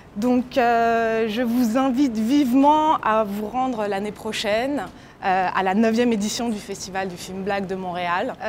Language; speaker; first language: French; native; French